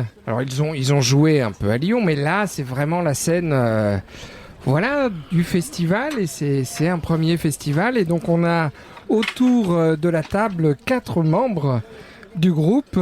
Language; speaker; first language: French; native; French